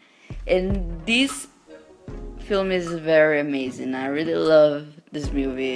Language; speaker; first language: English; non-native, learner; Portuguese